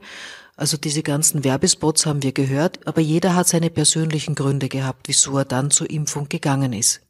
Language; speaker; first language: German; native; German